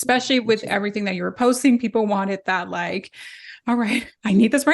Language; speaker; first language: English; native; English